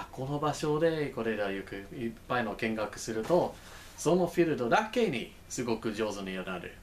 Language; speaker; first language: Japanese; non-native, learner; English